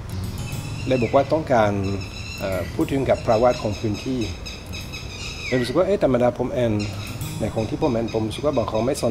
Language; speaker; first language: Thai; non-native, learner; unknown